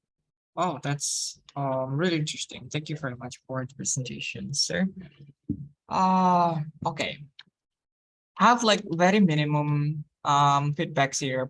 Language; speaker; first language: English; non-native, fluent; Indonesian